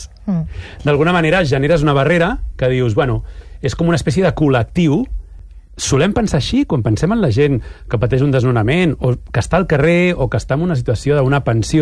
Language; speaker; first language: Catalan; native; Catalan